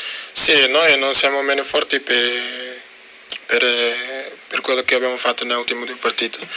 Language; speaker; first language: Italian; non-native, fluent; Portuguese